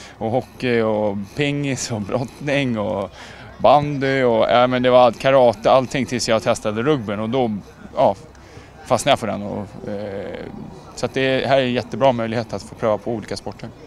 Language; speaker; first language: Swedish; early bilingual, other home language; Czech